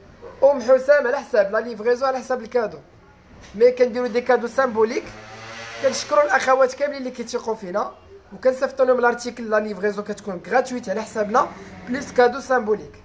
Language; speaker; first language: Arabic; native; Arabic